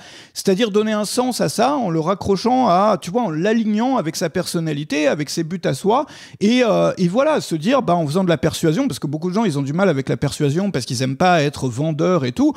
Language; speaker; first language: French; native; French